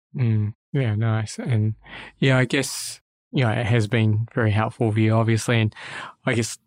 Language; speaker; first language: English; native; English